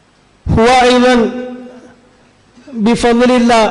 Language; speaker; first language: Arabic; non-native, fluent; Malayalam